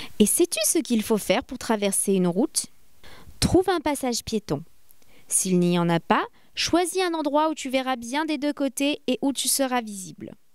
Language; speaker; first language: French; native; French